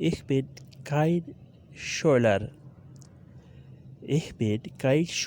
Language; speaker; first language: German; non-native, learner; Urdu